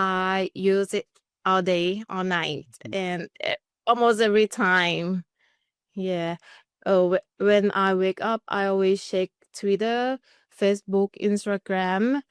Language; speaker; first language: English; non-native, learner; Thai